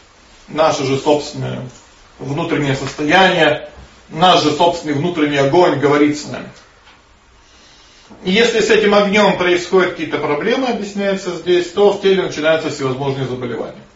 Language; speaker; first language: Russian; native; Russian